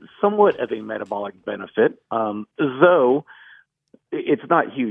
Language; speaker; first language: English; native; English